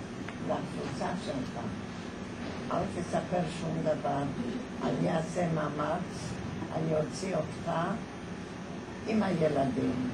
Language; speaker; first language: Hebrew; non-native, fluent; Polish